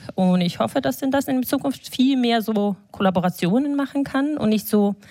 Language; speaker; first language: German; non-native, fluent; Georgian